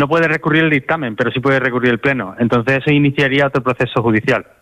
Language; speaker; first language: Spanish; native; Spanish